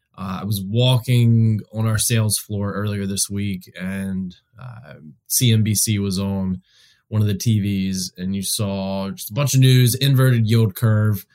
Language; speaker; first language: English; native; English